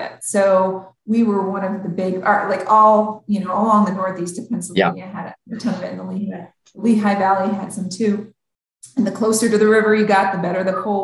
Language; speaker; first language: English; native; English